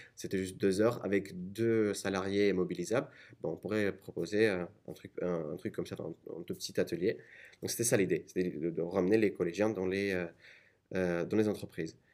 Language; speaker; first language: French; non-native, fluent; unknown